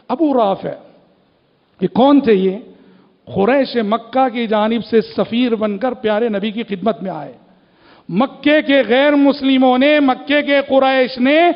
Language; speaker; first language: Urdu; native; Urdu